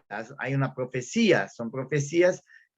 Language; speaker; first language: Spanish; non-native, learner; Portuguese